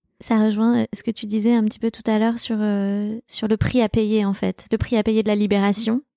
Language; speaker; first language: French; native; French